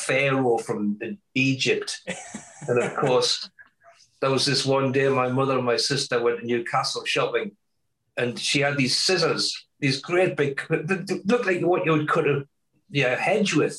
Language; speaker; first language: English; native; English